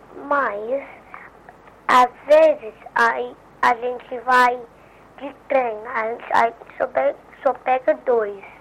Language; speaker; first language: Portuguese; early bilingual, heritage; Portuguese